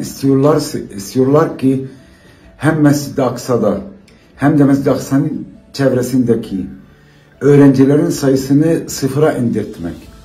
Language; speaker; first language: Turkish; non-native, fluent; Arabic